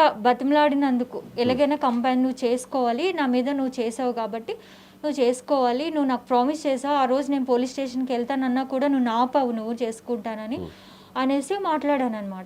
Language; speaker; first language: Telugu; native; Telugu